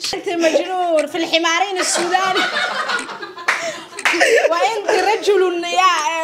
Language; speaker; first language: Arabic; non-native, learner; Somali